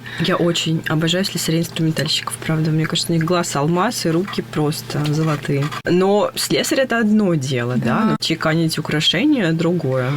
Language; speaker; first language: Russian; native; Russian